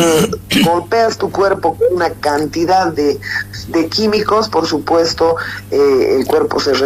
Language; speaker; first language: Spanish; native; Spanish